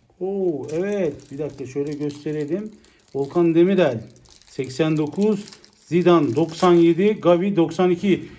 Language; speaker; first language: Turkish; native; Turkish